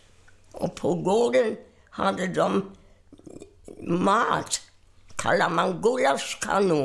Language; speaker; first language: Swedish; non-native, fluent; German